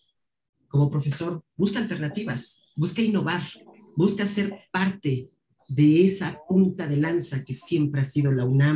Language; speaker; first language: Spanish; native; Spanish